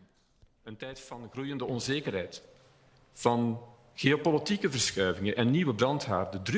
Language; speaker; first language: Dutch; native; Dutch